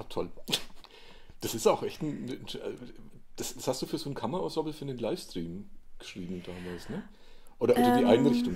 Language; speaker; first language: German; native; German